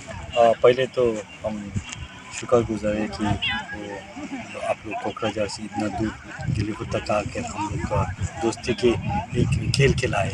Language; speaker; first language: Hindi; non-native, fluent; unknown